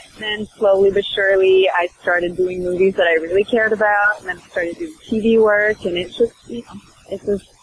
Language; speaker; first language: English; early bilingual, other home language; Swedish